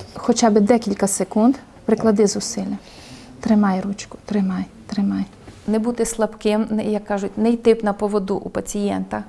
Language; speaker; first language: Ukrainian; non-native, local second language; Hungarian